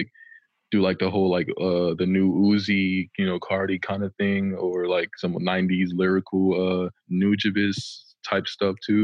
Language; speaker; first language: English; native; English